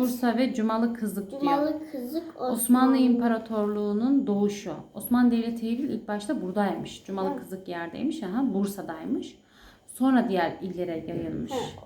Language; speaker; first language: Turkish; native; Turkish